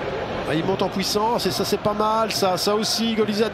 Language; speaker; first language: French; native; French